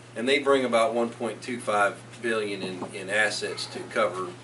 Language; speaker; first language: English; native; English